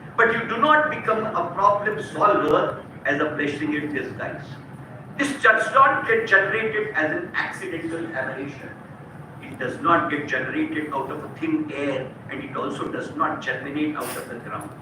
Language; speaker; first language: English; non-native, local second language; Hindi